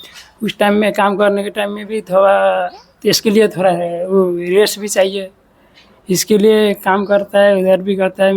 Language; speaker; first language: Hindi; non-native, learner; Nepali